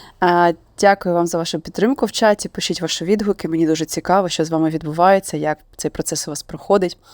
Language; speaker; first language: Ukrainian; non-native, local second language; Russian